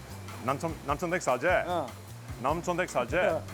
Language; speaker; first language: Korean; non-native, learner; English